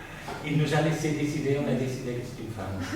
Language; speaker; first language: French; non-native, fluent; Spanish